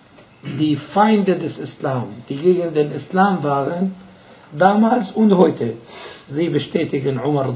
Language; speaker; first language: German; non-native, fluent; Arabic